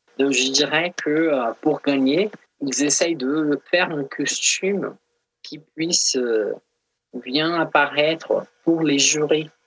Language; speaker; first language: French; non-native, fluent; Portuguese